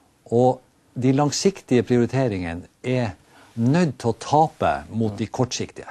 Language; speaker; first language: Norwegian; native; Norwegian